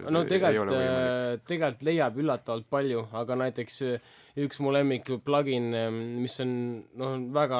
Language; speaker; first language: Estonian; native; Estonian